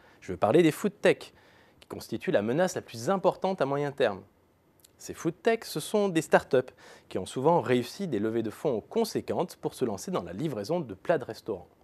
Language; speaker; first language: French; native; French